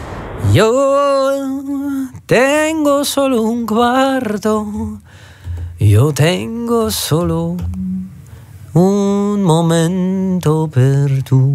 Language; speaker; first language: Spanish; non-native, learner; Dutch